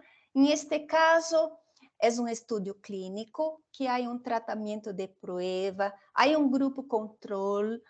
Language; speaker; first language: Spanish; non-native, fluent; Portuguese